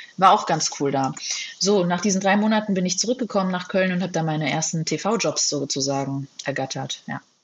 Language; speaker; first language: German; native; German